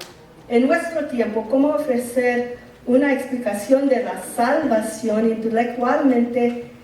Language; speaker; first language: Spanish; early bilingual, heritage; English